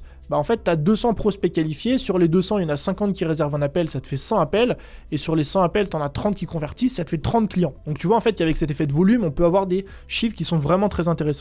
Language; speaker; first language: French; native; French